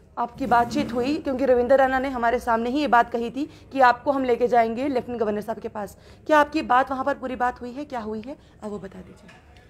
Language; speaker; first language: Hindi; native; Hindi